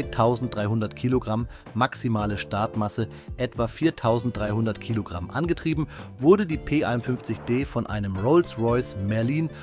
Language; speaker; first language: German; native; German